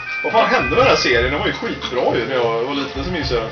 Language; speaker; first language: Swedish; native; Swedish